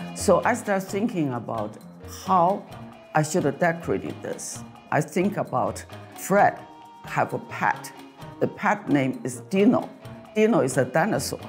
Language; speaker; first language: English; non-native, fluent; Chinese